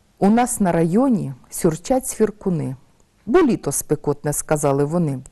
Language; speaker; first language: Ukrainian; native; Ukrainian